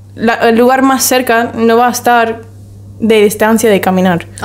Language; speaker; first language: Spanish; non-native, fluent; English